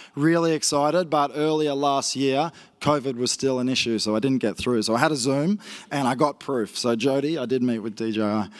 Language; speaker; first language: English; native; English